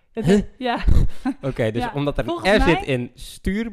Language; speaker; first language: Dutch; native; Dutch